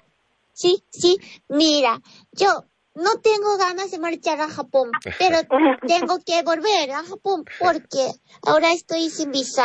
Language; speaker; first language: Spanish; non-native, learner; Japanese